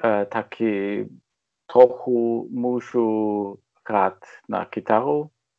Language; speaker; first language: Czech; non-native, learner; German